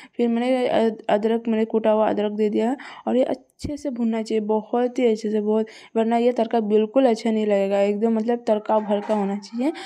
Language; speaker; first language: Hindi; non-native, local second language; Bangla